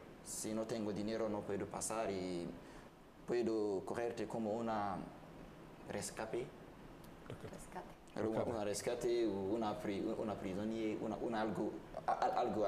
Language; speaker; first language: Spanish; non-native, learner; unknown